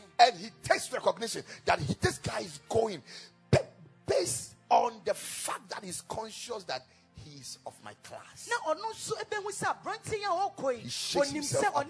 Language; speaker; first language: English; non-native, local second language; Akan